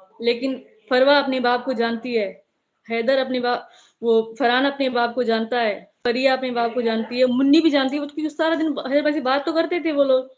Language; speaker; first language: Urdu; non-native, local second language; Sindhi